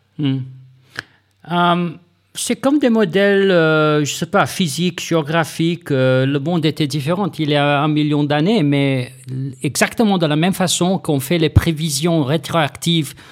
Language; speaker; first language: French; non-native, fluent; Afrikaans